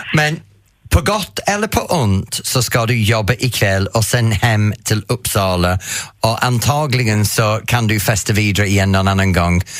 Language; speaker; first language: Swedish; non-native, fluent; English